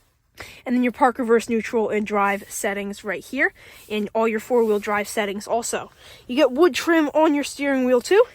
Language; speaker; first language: English; native; English